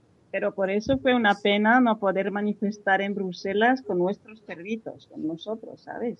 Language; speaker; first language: Spanish; non-native, fluent; French